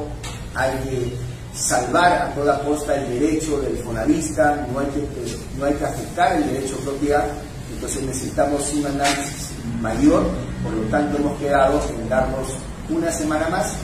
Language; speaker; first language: Spanish; native; Spanish